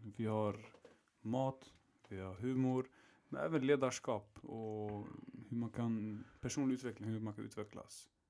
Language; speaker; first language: Swedish; early bilingual, other home language; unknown